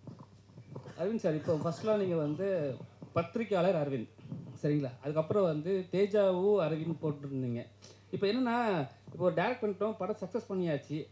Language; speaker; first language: Tamil; native; Tamil